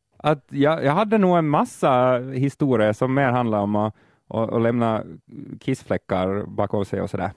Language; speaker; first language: Swedish; native; Swedish